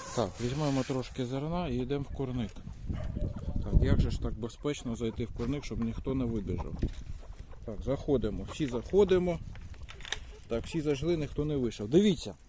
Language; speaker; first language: Ukrainian; non-native, local second language; Russian